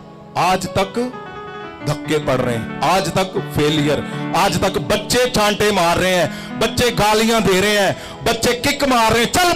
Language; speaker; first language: Hindi; non-native, local second language; Punjabi